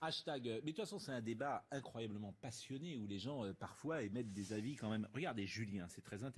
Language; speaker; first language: French; native; French